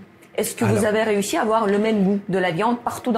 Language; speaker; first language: French; non-native, fluent; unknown